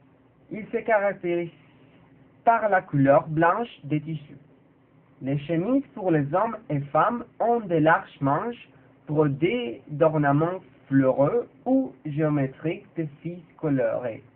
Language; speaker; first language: French; non-native, learner; Spanish